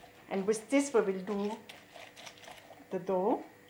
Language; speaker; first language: English; non-native, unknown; German